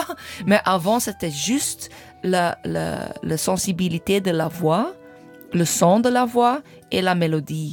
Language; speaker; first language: French; non-native, learner; English